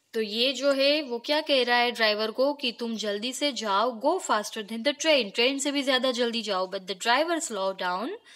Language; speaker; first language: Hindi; non-native, local second language; Gujarati